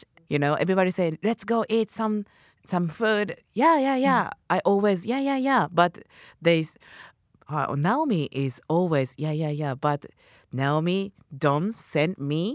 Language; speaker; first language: English; non-native, learner; Japanese